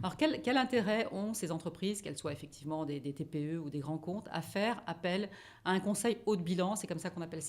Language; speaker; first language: French; native; French